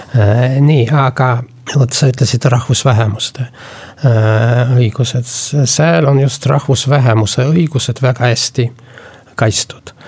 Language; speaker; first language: Estonian; non-native, local second language; Russian